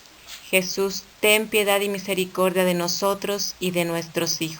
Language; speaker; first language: Spanish; native; Spanish